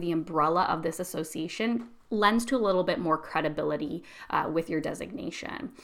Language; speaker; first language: English; native; English